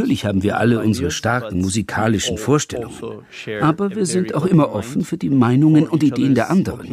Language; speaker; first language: German; non-native, fluent; Turkish